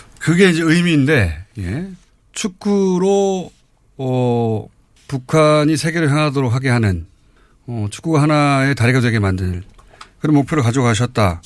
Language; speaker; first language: Korean; native; Korean